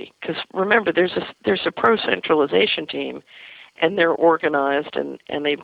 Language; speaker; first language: English; native; English